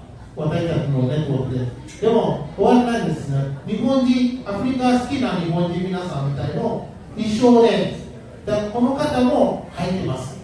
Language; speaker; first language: Japanese; non-native, learner; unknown